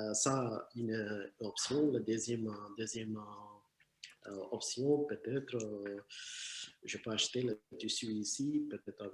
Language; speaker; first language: French; non-native, learner; Tamil